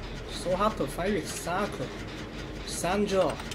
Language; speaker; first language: English; non-native, learner; Chinese